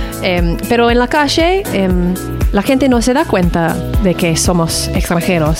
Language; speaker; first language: Spanish; non-native, learner; English